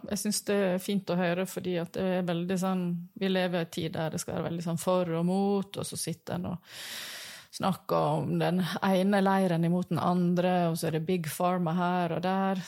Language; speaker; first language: Norwegian; native; Norwegian